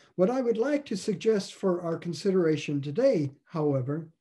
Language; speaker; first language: English; native; English